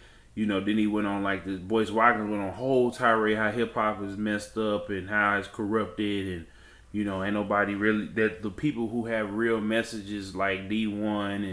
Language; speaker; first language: English; native; English